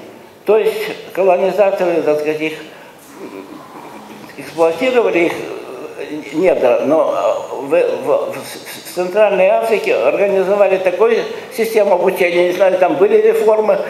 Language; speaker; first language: Russian; non-native, local second language; Romanian